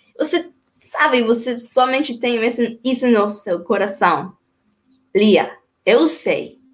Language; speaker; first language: Portuguese; non-native, learner; Spanish